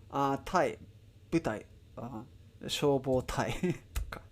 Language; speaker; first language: Japanese; non-native, learner; Spanish